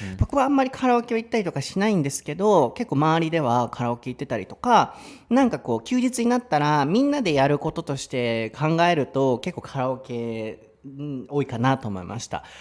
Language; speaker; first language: Japanese; native; Japanese